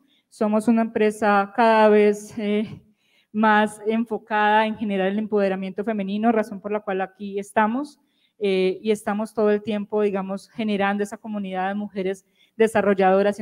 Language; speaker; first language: Spanish; native; Spanish